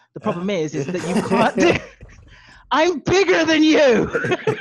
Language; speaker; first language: English; native; English